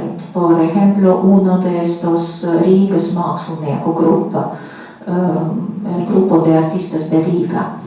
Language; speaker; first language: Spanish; non-native, fluent; Latvian